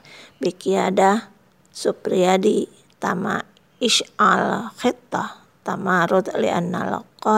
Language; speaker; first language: Arabic; non-native, fluent; Indonesian